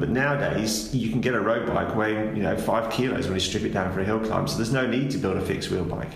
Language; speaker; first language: English; native; English